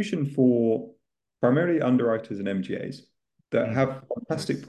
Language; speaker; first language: English; native; English